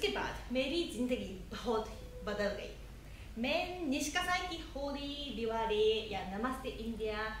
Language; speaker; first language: Hindi; non-native, fluent; Japanese